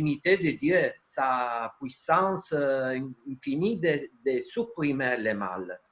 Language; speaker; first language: French; non-native, fluent; Italian